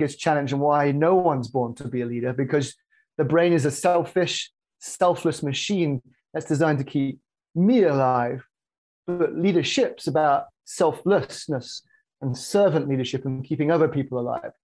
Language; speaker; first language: English; native; English